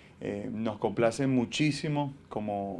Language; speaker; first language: Spanish; native; Spanish